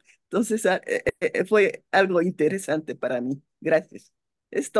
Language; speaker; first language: Spanish; non-native, fluent; Japanese